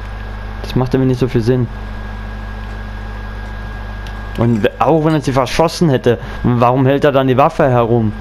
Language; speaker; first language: German; native; German